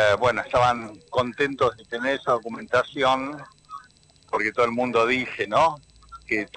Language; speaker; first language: Spanish; native; Spanish